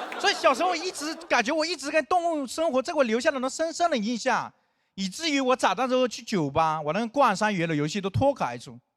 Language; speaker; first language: Chinese; non-native, local second language; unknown